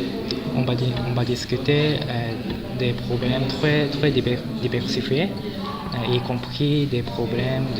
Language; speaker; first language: French; non-native, fluent; Japanese